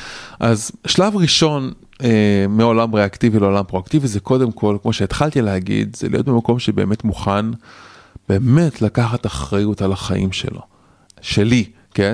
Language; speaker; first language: Hebrew; native; Hebrew